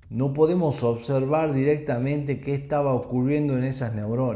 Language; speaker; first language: Spanish; native; Spanish